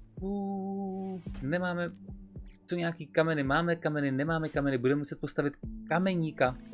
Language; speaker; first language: Czech; native; Czech